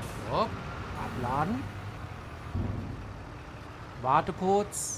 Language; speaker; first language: German; native; German